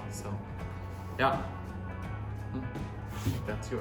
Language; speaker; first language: English; native; English